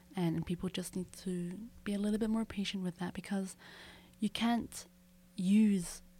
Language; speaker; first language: English; native; English